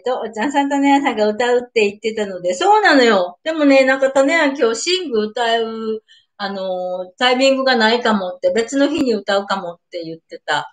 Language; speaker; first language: Japanese; native; Japanese